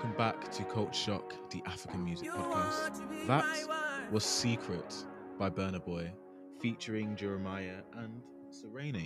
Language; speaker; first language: English; non-native, local second language; Yoruba